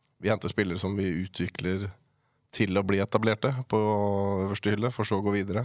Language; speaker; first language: Norwegian; native; Norwegian